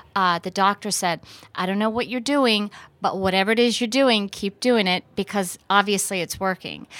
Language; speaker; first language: English; early bilingual, other home language; Persian